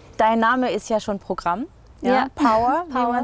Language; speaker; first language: German; native; German